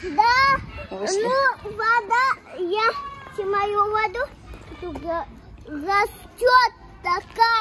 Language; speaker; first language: Russian; early bilingual, other home language; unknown